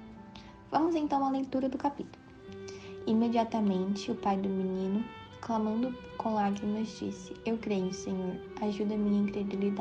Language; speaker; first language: Portuguese; native; Portuguese